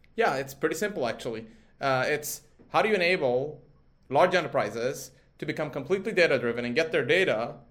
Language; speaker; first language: English; early bilingual, other home language; Swedish